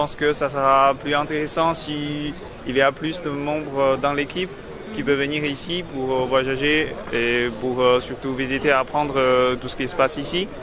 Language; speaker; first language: French; non-native, fluent; Chinese